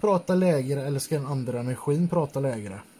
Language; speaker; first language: Swedish; native; Swedish